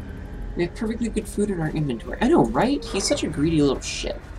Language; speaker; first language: English; native; English